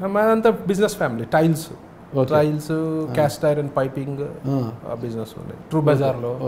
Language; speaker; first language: Telugu; native; Telugu